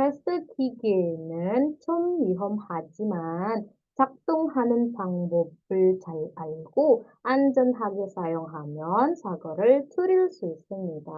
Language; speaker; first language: Korean; non-native, fluent; Indonesian